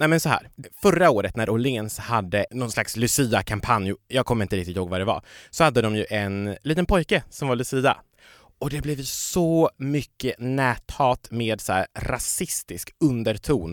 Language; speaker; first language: Swedish; native; Swedish